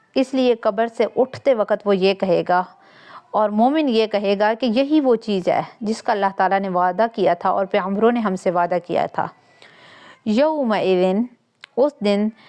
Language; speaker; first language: Urdu; non-native, local second language; Punjabi